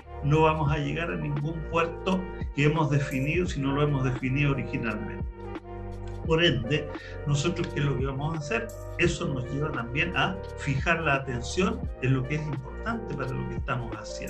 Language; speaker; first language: Spanish; native; Spanish